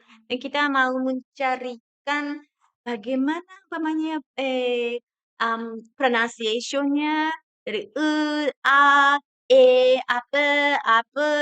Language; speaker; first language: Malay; non-native, fluent; Japanese